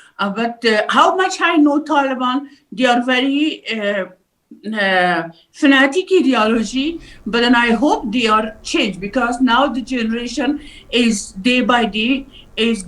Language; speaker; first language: English; non-native, learner; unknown